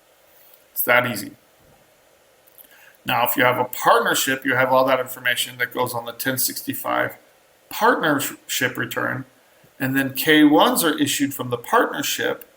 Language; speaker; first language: English; native; English